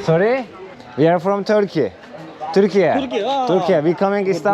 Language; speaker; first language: English; non-native, learner; Turkish